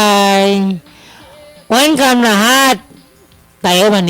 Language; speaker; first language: Filipino; non-native, learner; Chinese